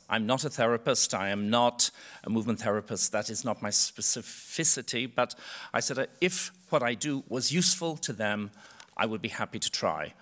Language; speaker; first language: English; native; English